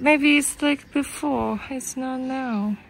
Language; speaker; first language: English; non-native, fluent; Chinese